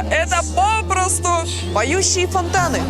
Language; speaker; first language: Russian; native; Russian